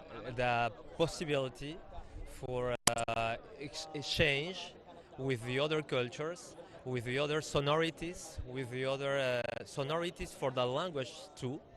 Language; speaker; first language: English; non-native, learner; French